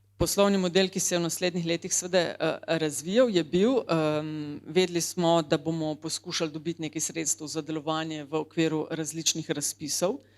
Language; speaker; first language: Slovenian; native; Slovenian